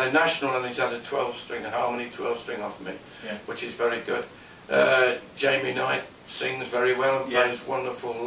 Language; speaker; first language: English; native; English